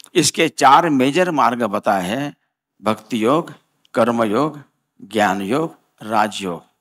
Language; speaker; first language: Hindi; non-native, local second language; Marathi